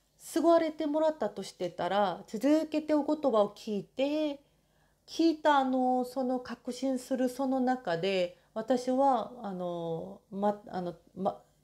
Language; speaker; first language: Japanese; non-native, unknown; Korean